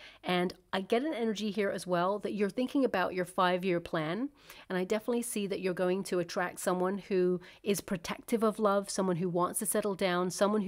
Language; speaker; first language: English; native; English